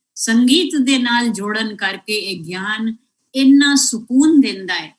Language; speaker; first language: Hindi; non-native, local second language; Punjabi